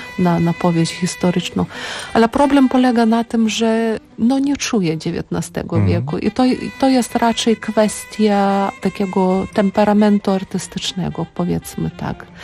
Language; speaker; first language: Polish; non-native, fluent; Lithuanian